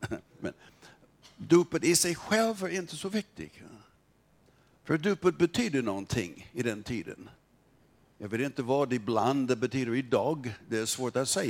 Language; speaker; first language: Swedish; non-native, fluent; English